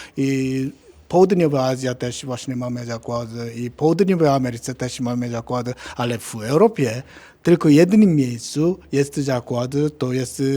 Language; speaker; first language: Polish; non-native, learner; Korean